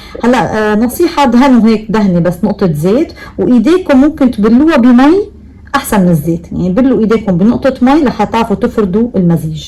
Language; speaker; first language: Arabic; native; Arabic